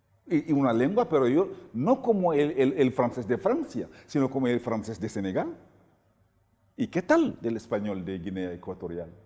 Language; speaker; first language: Spanish; non-native, fluent; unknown